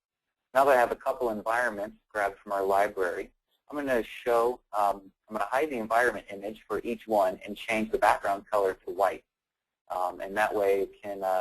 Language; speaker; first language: English; native; English